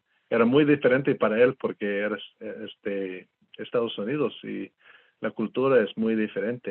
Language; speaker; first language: Spanish; non-native, fluent; English